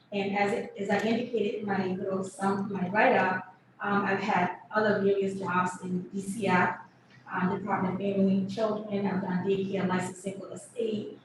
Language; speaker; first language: English; early bilingual, other home language; Kabuverdianu